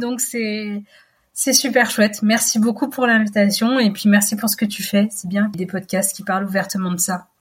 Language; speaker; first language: French; native; French